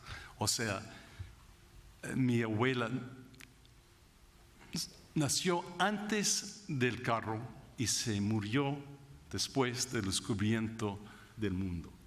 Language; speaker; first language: Spanish; non-native, fluent; English